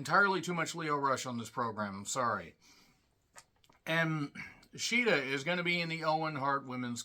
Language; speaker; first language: English; native; English